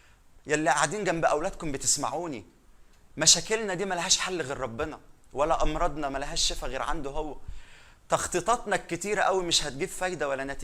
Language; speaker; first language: Arabic; native; Arabic